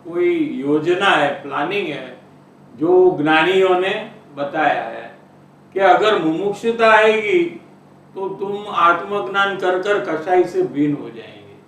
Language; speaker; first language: Hindi; non-native, local second language; Gujarati